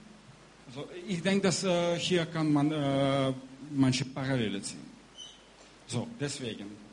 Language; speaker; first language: German; non-native, learner; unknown